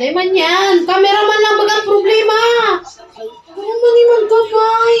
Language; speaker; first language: Filipino; non-native, local second language; Bikol